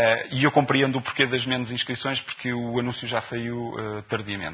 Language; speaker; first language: Portuguese; native; Portuguese